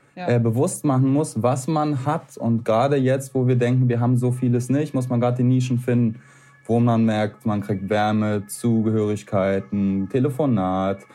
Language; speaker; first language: German; native; German